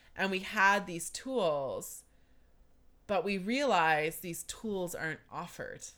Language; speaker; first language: English; native; English